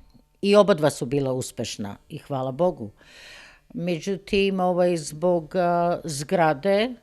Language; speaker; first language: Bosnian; early bilingual, heritage; Serbian